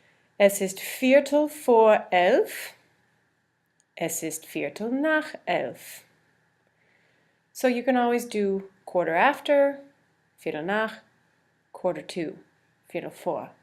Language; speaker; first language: German; non-native, fluent; English